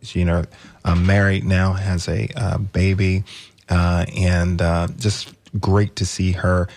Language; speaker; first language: English; native; English